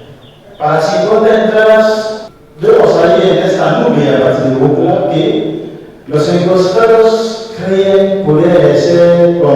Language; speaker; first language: Spanish; non-native, fluent; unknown